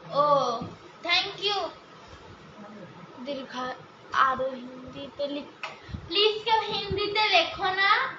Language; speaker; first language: Hindi; non-native, local second language; Bangla